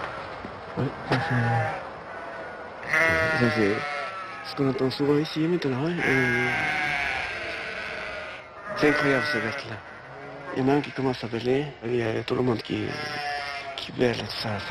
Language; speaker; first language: French; native; French